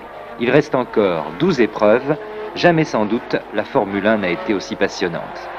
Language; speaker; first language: French; native; French